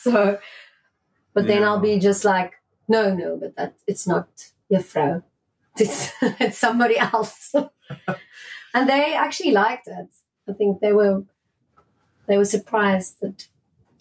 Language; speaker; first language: English; non-native, local second language; Afrikaans